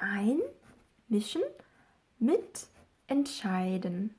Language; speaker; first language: German; non-native, fluent; Korean